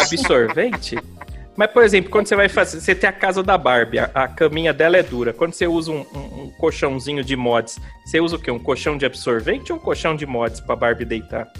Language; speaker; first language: Portuguese; native; Portuguese